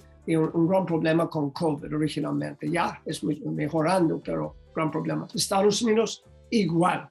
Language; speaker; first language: Spanish; non-native, learner; English